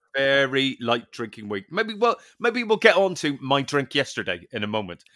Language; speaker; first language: English; native; English